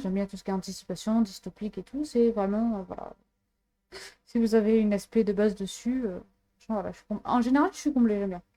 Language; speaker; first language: French; native; French